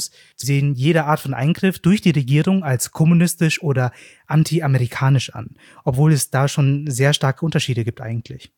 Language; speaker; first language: German; native; German